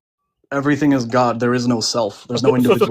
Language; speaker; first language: English; early bilingual, heritage; Punjabi